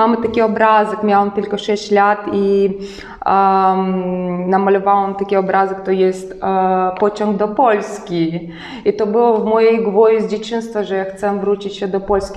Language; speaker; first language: Polish; non-native, learner; Russian